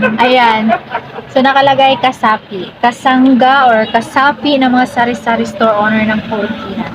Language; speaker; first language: Filipino; non-native, local second language; Cebuano